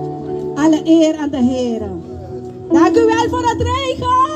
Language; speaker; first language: Dutch; non-native, local second language; Papiamento